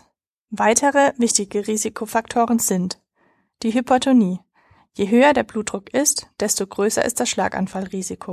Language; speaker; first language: German; native; German